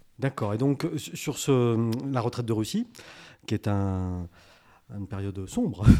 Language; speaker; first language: French; native; French